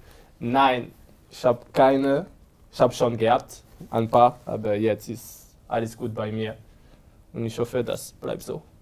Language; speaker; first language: German; non-native, learner; French